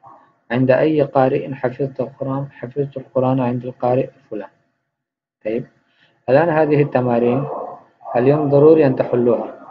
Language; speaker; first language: Arabic; non-native, fluent; Urdu